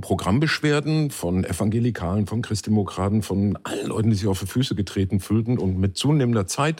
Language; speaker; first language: German; native; German